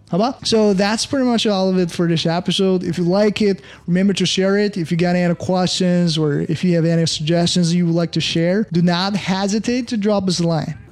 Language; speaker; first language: English; non-native, fluent; Chinese